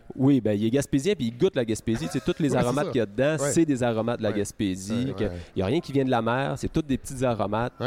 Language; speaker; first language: French; native; French